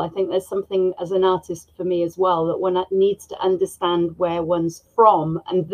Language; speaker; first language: English; native; English